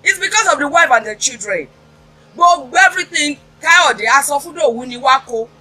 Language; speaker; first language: English; non-native, local second language; Yoruba